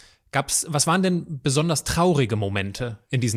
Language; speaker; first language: German; native; German